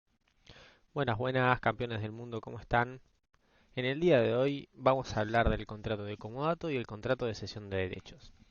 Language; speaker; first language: Spanish; native; Spanish